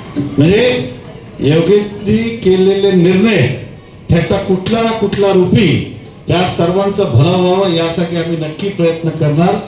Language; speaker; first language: Marathi; non-native, local second language; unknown